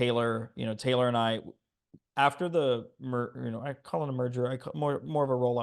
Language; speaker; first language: English; native; English